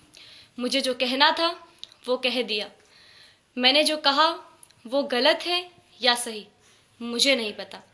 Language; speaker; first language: Hindi; native; Hindi